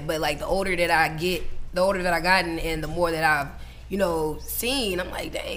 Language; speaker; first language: English; native; English